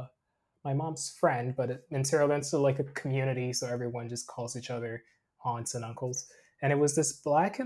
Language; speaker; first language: English; non-native, local second language; Krio